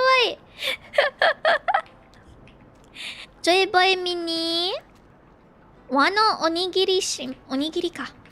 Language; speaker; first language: Japanese; non-native, learner; Filipino